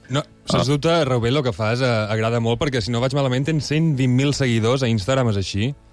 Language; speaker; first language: Catalan; native; Catalan